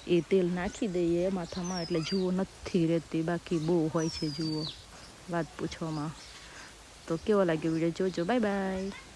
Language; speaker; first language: Gujarati; native; Gujarati